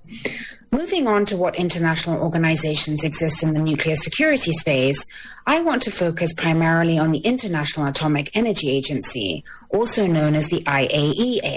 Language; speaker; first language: English; native; English